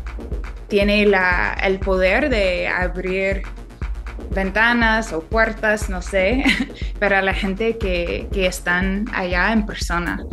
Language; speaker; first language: Spanish; non-native, fluent; English